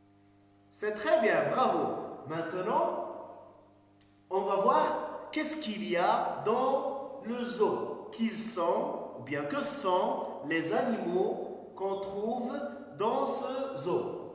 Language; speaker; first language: French; non-native, local second language; Arabic